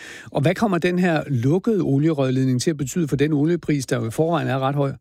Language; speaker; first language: Danish; native; Danish